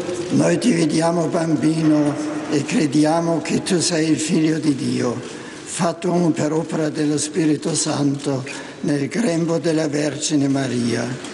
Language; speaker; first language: Italian; non-native, fluent; German